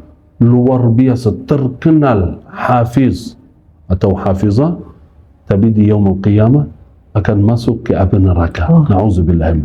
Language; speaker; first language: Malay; non-native, fluent; Arabic